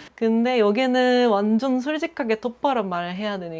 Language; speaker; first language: Korean; non-native, fluent; Japanese